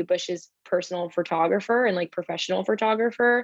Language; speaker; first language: English; native; English